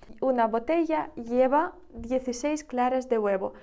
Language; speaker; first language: Spanish; non-native, learner; Ukrainian